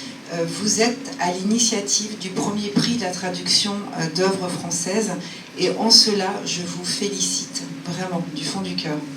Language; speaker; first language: French; native; French